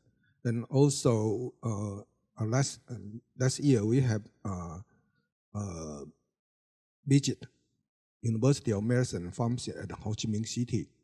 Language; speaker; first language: English; non-native, learner; Chinese